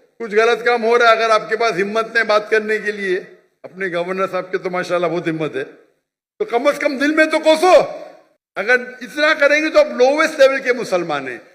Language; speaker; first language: Hindi; non-native, local second language; Konkani